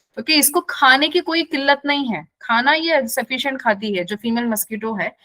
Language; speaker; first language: Hindi; non-native, local second language; Kannada